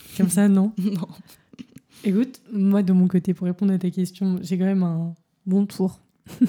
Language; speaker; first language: French; native; French